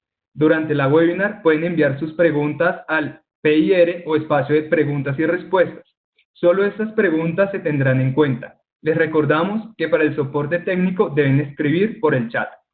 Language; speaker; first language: Spanish; native; Spanish